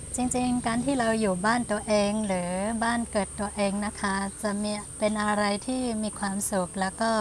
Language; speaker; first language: Thai; non-native, fluent; Shan